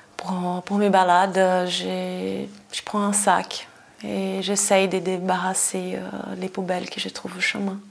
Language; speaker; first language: French; non-native, fluent; Portuguese